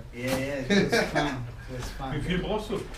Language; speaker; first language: German; native; German